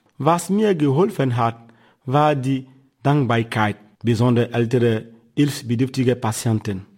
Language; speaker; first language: German; non-native, fluent; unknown